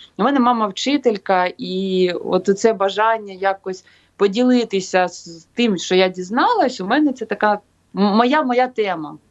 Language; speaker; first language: Ukrainian; native; Ukrainian